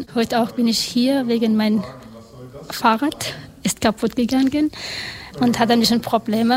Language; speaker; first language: German; non-native, learner; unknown